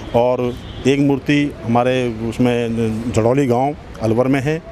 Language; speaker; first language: Hindi; native; Hindi